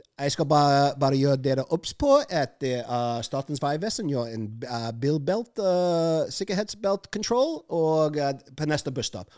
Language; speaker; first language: Norwegian; non-native, fluent; English